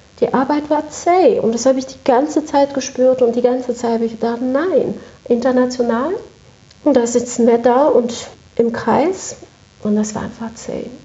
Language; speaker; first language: German; non-native, fluent; French